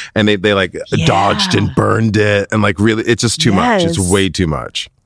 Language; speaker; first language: English; native; English